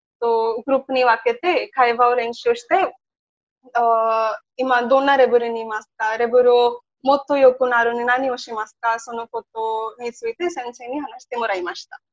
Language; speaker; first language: Japanese; non-native, learner; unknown